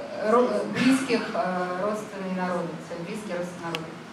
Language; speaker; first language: Russian; native; Russian